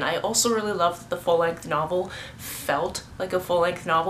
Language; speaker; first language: English; native; English